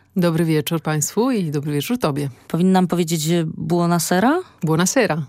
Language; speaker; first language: Polish; native; Polish